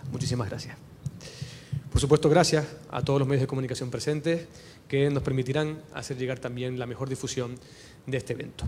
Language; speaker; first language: Spanish; native; Spanish